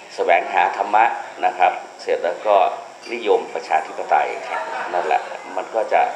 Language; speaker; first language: Thai; native; Thai